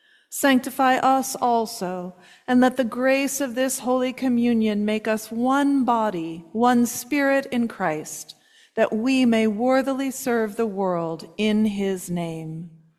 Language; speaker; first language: English; native; English